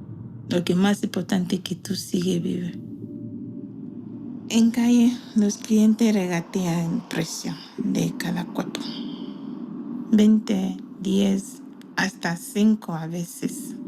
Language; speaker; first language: Spanish; non-native, learner; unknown